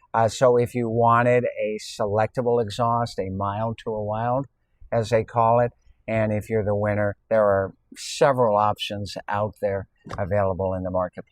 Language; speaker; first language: English; native; English